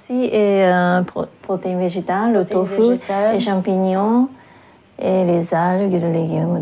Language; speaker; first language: French; non-native, fluent; Japanese